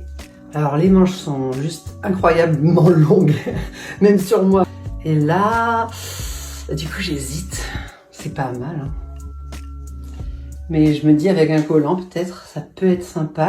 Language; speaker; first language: French; native; French